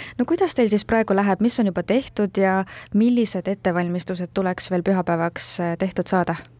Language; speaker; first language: Estonian; native; Estonian